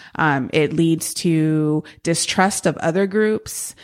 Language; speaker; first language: English; native; English